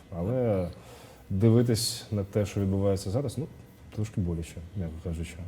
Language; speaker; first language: Ukrainian; non-native, local second language; Russian